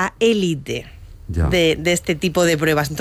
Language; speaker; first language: Spanish; native; Spanish